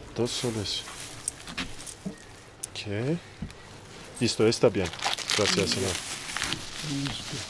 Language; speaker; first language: Spanish; non-native, learner; English